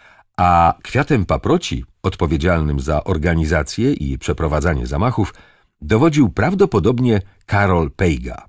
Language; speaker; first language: Polish; native; Polish